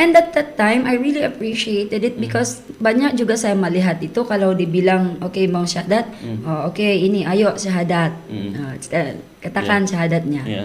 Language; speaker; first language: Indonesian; non-native, learner; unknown